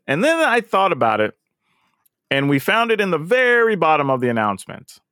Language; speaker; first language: English; native; English